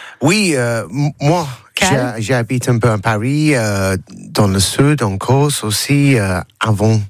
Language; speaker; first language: French; non-native, learner; English